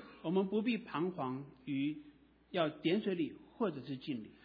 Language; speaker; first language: Chinese; native; Chinese